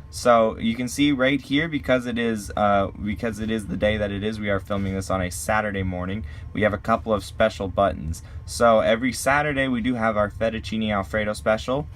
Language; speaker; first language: English; native; English